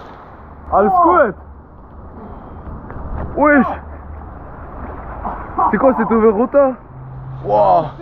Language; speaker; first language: French; native; French